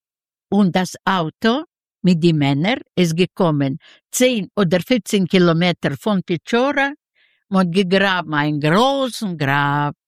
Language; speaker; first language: German; non-native, learner; Yiddish